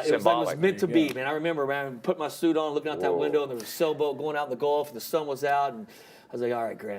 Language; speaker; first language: English; native; English